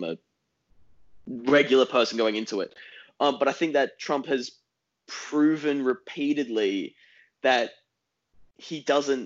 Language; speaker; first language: English; native; English